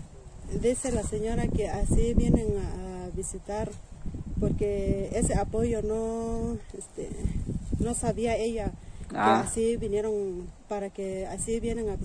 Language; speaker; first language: Spanish; non-native, local second language; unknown